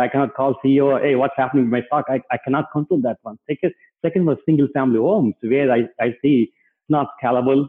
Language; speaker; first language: English; non-native, local second language; Telugu